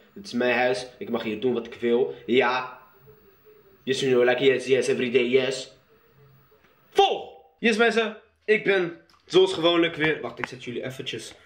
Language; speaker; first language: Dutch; early bilingual, other home language; Arabic